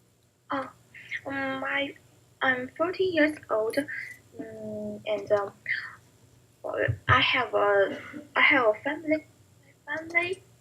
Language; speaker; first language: English; non-native, learner; Chinese